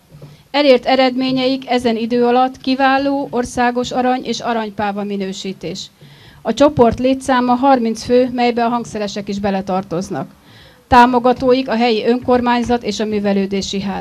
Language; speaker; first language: Hungarian; native; Hungarian